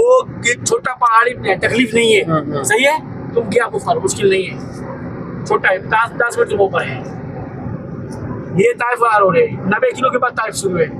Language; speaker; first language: Hindi; non-native, learner; Baluchi